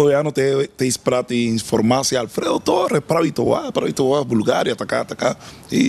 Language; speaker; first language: Bulgarian; non-native, learner; Spanish